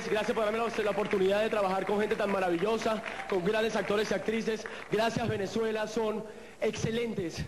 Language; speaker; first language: Spanish; native; Spanish